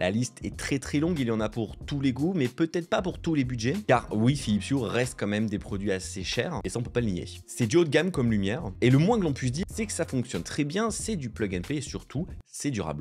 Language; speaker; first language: French; native; French